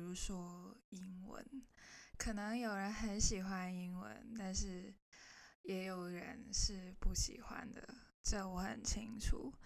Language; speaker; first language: Chinese; non-native, local second language; Cantonese